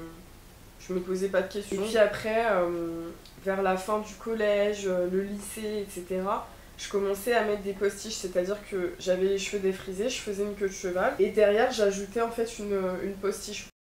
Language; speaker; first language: French; native; French